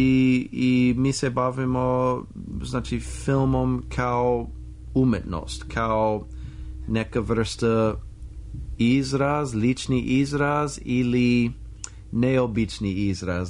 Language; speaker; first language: Serbian; non-native, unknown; English